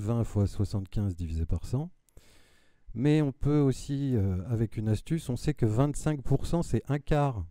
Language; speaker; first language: French; native; French